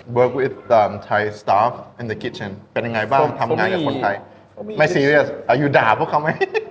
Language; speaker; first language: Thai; native; Thai